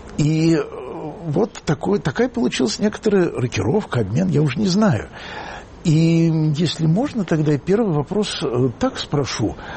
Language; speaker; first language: Russian; native; Russian